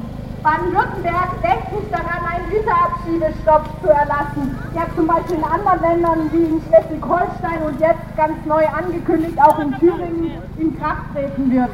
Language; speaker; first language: German; native; German